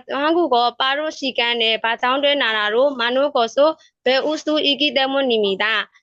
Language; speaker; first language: Korean; non-native, learner; Burmese